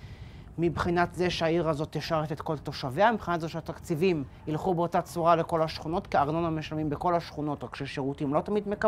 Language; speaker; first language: Hebrew; native; Hebrew